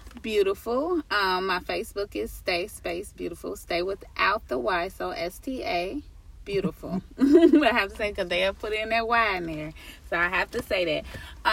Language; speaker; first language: English; native; English